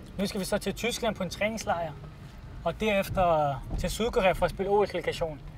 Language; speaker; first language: Danish; early bilingual, other home language; Arabic